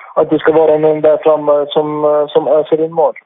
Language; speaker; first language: Swedish; non-native, fluent; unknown